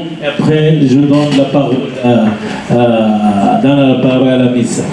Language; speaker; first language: French; non-native, local second language; Arabic